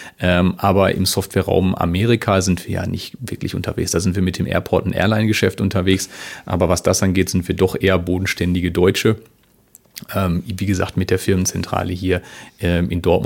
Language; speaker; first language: German; native; German